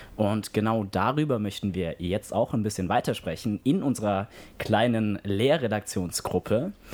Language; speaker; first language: German; native; German